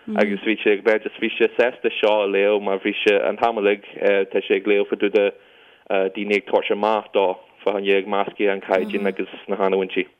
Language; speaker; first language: Irish; non-native, local second language; English